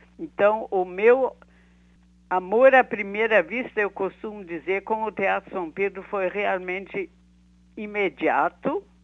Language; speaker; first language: Portuguese; early bilingual, other home language; German